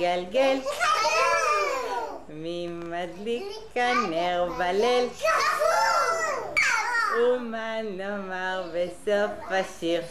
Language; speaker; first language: Hebrew; native; Hebrew